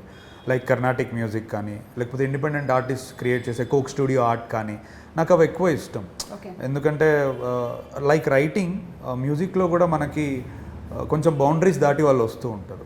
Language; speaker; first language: Telugu; native; Telugu